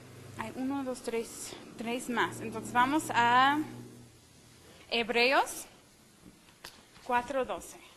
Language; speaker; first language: Spanish; non-native, fluent; English